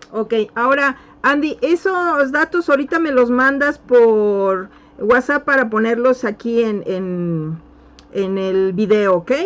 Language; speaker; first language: Spanish; native; Spanish